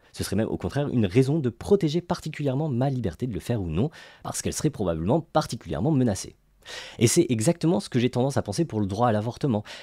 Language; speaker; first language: French; native; French